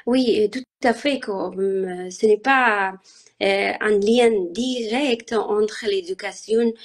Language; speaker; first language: French; non-native, learner; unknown